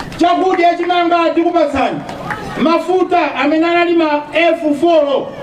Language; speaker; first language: Nyanja; non-native, local second language; Tumbuka